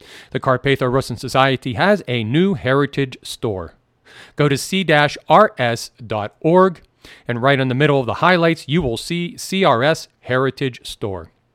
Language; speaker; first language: English; native; English